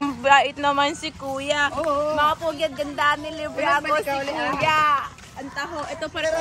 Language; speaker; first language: Filipino; non-native, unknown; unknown